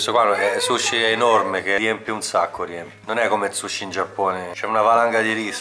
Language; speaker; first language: Italian; native; Italian